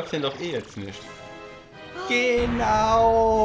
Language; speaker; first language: German; native; German